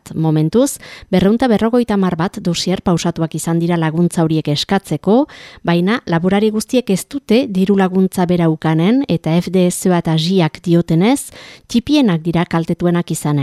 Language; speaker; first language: Basque; native; Basque